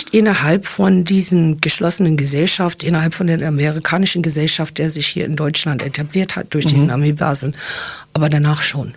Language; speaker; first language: German; non-native, fluent; English